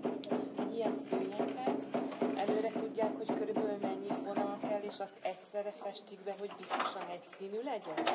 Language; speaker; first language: Hungarian; native; Hungarian